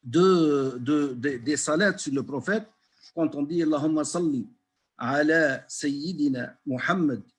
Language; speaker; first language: French; non-native, local second language; Arabic